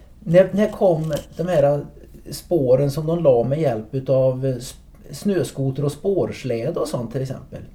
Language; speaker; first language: Swedish; native; Swedish